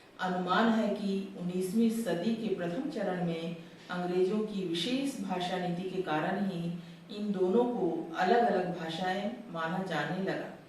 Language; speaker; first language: Hindi; native; Hindi